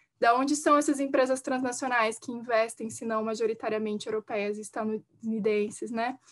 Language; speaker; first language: Portuguese; native; Portuguese